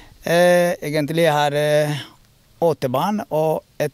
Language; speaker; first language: Norwegian; non-native, learner; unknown